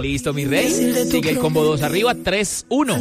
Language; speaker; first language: Spanish; native; Spanish